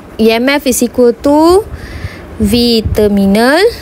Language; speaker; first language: English; non-native, local second language; Malay